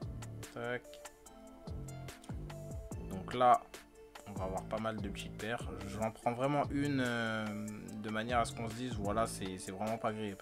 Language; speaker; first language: French; native; French